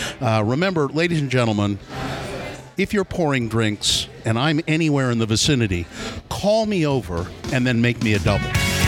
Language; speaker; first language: English; native; English